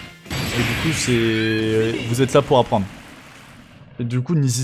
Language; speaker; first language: French; native; French